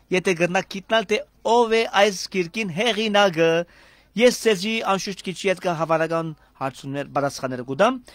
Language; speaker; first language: Armenian; early bilingual, heritage; Armenian